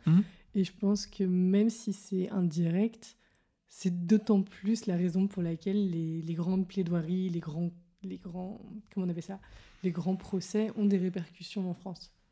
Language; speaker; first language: French; native; French